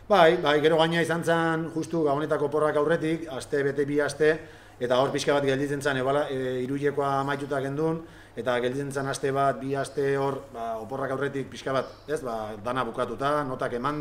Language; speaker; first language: Basque; native; Basque